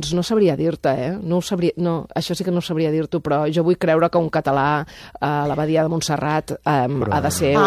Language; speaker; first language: Catalan; native; Catalan